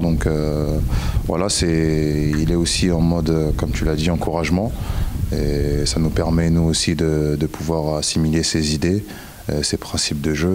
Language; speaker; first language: French; native; French